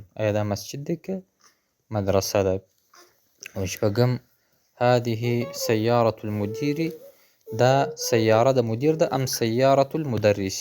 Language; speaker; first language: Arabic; non-native, fluent; Pashto